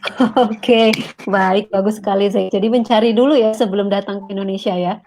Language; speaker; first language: Indonesian; native; Indonesian